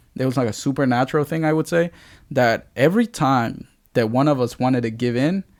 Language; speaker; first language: English; early bilingual, other home language; Spanish